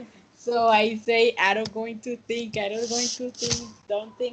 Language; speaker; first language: English; non-native, fluent; Spanish